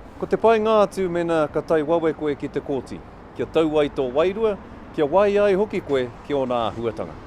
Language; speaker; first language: Māori; non-native, local second language; English